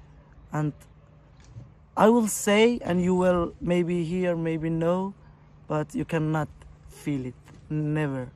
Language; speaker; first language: English; non-native, fluent; Persian